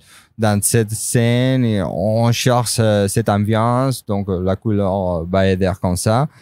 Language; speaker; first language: French; non-native, fluent; Spanish